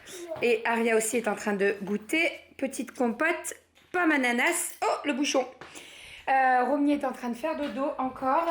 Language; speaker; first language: French; native; French